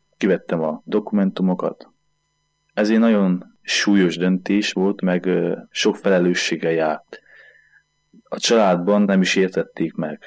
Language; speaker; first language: Hungarian; native; Hungarian